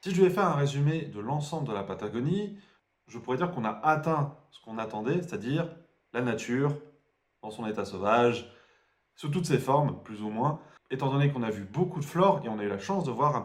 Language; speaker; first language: French; native; French